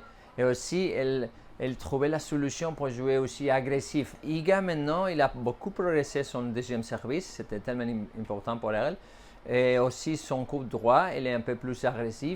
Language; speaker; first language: French; non-native, fluent; Spanish